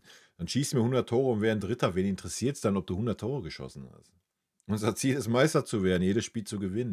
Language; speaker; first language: German; native; German